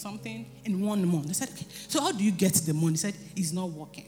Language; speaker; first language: English; non-native, local second language; Yoruba